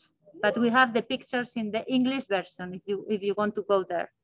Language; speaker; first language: English; non-native, learner; Spanish